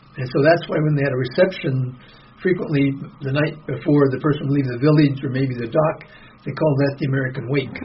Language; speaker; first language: English; native; English